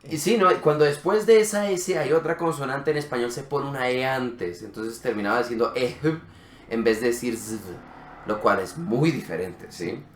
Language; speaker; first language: Spanish; native; Spanish